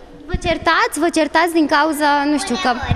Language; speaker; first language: Romanian; native; Romanian